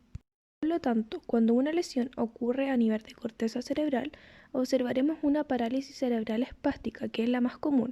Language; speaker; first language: Spanish; native; Spanish